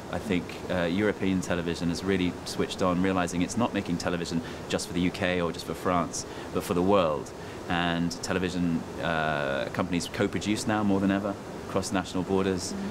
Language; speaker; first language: English; native; English